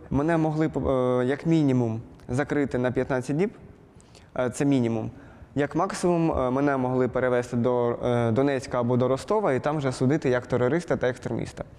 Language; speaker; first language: Ukrainian; native; Ukrainian